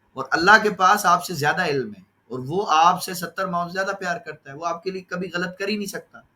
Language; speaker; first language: Urdu; non-native, local second language; Punjabi